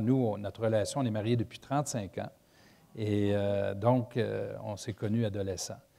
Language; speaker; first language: French; native; French